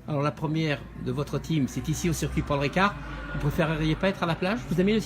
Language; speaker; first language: French; native; French